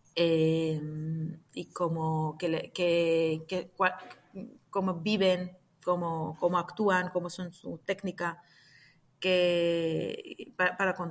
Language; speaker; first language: Spanish; non-native, fluent; Hebrew